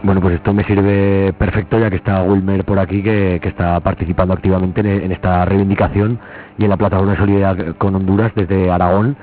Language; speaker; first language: Spanish; native; Spanish